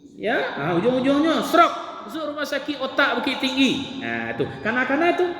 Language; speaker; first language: Malay; non-native, local second language; Minangkabau